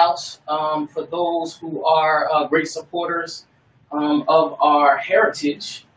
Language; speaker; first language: English; native; English